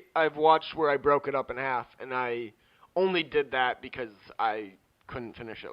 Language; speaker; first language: English; native; English